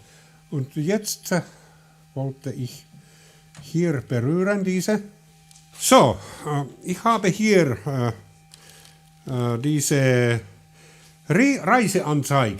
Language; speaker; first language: German; non-native, learner; Finnish